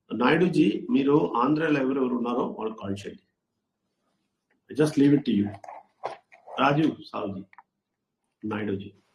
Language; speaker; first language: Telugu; non-native, learner; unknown